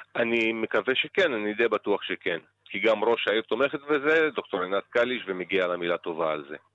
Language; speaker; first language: Hebrew; non-native, local second language; Arabic